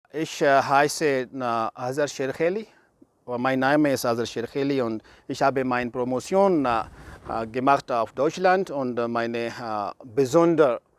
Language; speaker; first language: German; non-native, learner; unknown